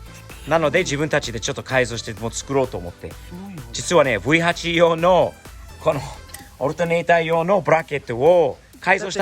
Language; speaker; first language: Japanese; non-native, fluent; English